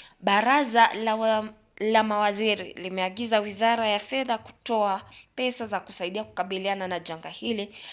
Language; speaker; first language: Swahili; non-native, local second language; Gusii